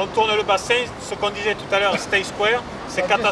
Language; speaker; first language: French; native; French